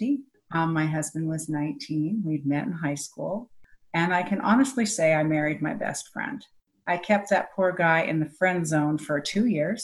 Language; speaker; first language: English; native; English